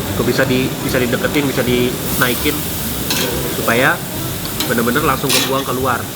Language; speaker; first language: Indonesian; native; Indonesian